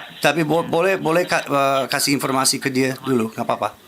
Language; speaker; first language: Indonesian; non-native, fluent; English